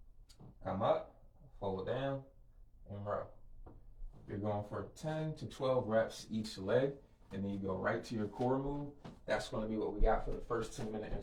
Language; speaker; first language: English; native; English